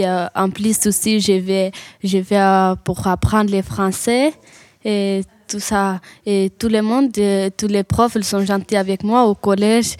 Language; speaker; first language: French; non-native, learner; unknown